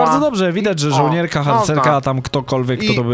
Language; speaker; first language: Polish; native; Polish